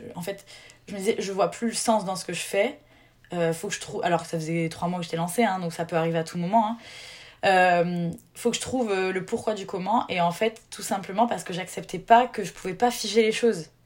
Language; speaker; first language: French; native; French